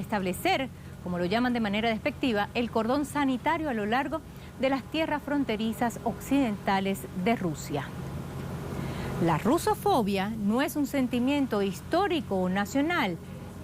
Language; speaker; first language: Spanish; native; Spanish